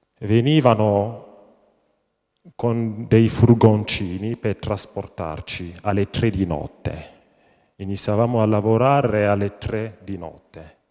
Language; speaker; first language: Italian; non-native, fluent; French